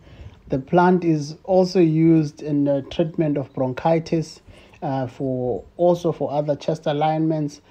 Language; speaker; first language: English; non-native, local second language; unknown